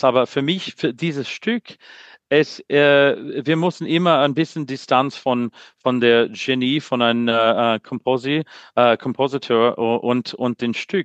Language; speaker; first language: German; non-native, learner; English